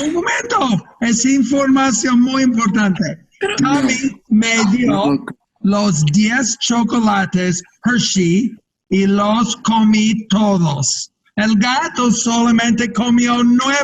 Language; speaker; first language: Spanish; non-native, fluent; English